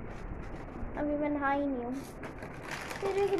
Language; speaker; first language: Hindi; native; Hindi